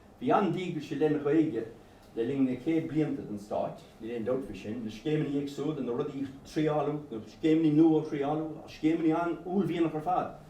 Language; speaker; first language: Irish; non-native, local second language; English